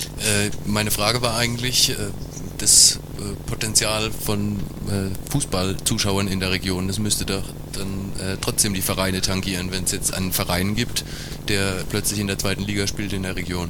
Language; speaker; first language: German; native; German